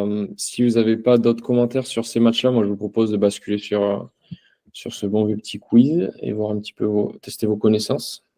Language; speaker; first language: French; native; French